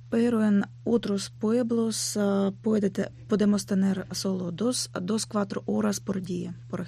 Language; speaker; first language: Spanish; non-native, learner; Ukrainian